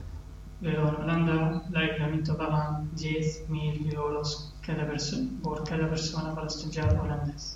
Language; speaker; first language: Spanish; non-native, learner; Arabic